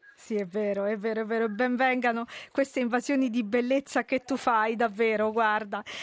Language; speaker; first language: Italian; native; Italian